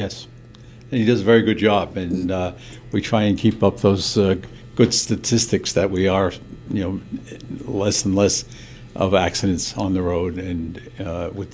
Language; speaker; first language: English; native; English